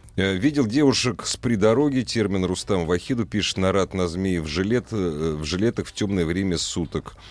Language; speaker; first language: Russian; native; Russian